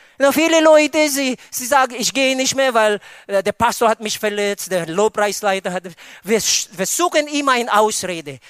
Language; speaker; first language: German; non-native, fluent; Filipino